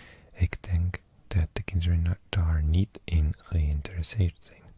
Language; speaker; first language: Dutch; non-native, learner; English